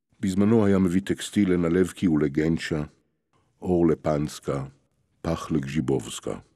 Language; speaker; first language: Hebrew; native; Hebrew